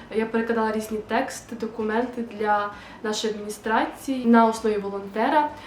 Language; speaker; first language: Ukrainian; non-native, local second language; Russian